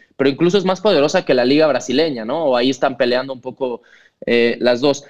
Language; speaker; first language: Spanish; non-native, local second language; Catalan